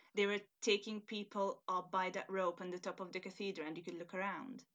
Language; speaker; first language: English; non-native, fluent; Hungarian